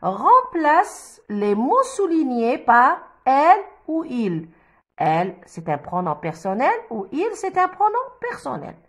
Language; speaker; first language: French; non-native, local second language; Arabic